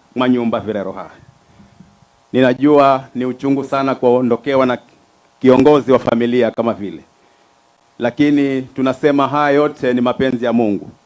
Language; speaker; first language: Swahili; non-native, local second language; Giryama